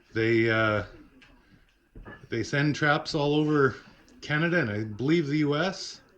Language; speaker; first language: English; native; English